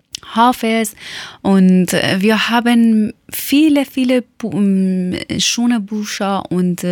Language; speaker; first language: German; non-native, learner; Persian